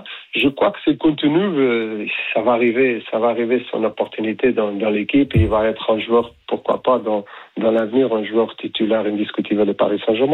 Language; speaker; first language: French; non-native, fluent; Portuguese